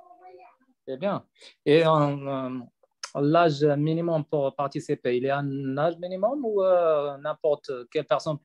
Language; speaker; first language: French; non-native, learner; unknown